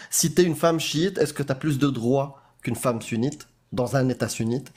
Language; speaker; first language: French; native; French